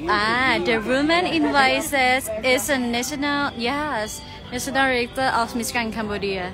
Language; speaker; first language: English; non-native, learner; Thai